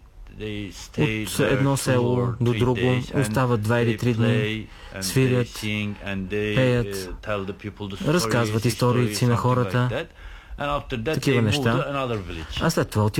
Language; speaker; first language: Bulgarian; non-native, fluent; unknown